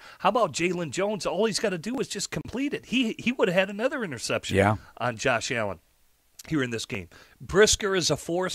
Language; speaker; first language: English; native; English